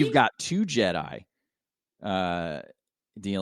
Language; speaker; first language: English; native; English